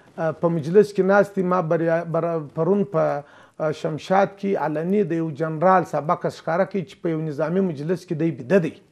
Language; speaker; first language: Pashto; native; Pashto